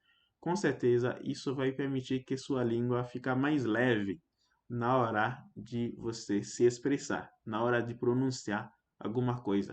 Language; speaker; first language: Portuguese; non-native, fluent; French